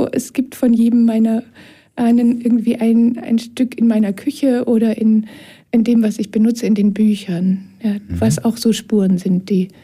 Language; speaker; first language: German; native; German